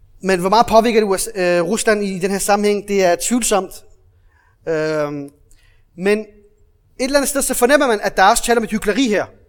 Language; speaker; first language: Danish; early bilingual, other home language; Arabic